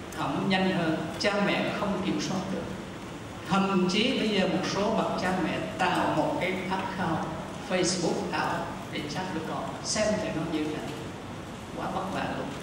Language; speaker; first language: Vietnamese; native; Vietnamese